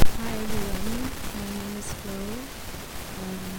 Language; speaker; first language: English; non-native, local second language; Tswana